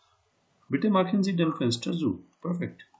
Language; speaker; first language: German; non-native, fluent; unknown